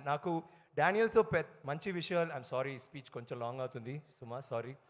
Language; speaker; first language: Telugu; non-native, learner; Tamil